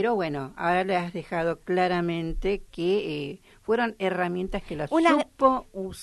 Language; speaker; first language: Spanish; native; Spanish